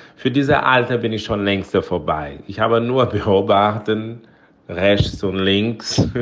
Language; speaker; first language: German; non-native, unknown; Portuguese